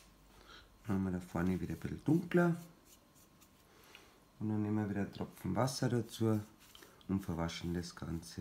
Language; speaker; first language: German; native; German